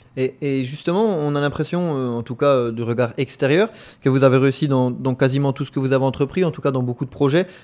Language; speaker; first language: French; native; French